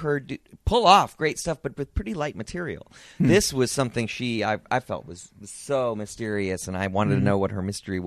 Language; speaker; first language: English; native; English